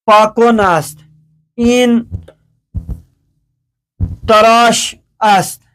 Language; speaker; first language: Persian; non-native, fluent; Urdu